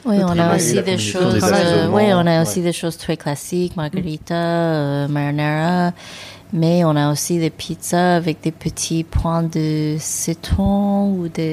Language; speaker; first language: French; non-native, fluent; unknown